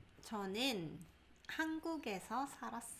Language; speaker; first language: Korean; non-native, learner; English